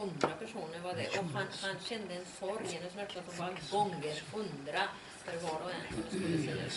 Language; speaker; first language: Swedish; non-native, fluent; Spanish